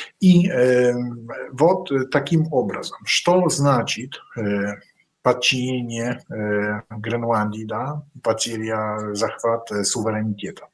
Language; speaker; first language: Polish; non-native, learner; Ukrainian